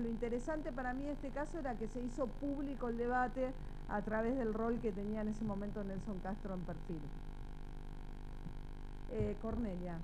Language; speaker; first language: Spanish; native; Spanish